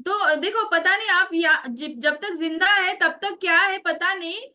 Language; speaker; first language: Hindi; non-native, local second language; Marathi